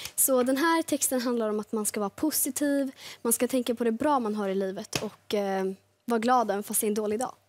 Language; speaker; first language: Swedish; native; Swedish